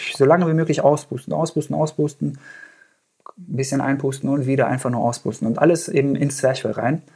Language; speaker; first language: German; early bilingual, other home language; Persian